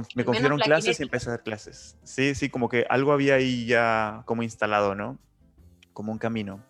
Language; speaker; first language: Spanish; native; Spanish